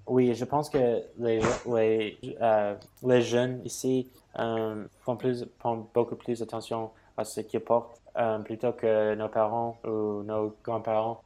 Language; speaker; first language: French; non-native, fluent; English